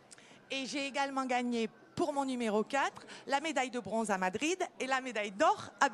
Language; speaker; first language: French; native; French